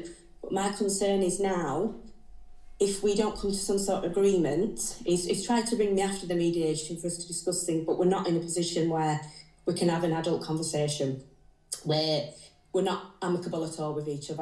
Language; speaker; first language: English; native; English